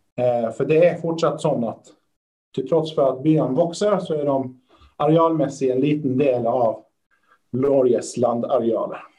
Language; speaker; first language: Swedish; early bilingual, other home language; Persian